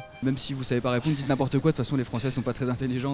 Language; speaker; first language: French; native; French